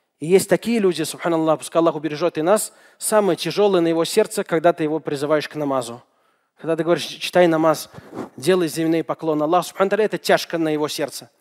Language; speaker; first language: Russian; native; Russian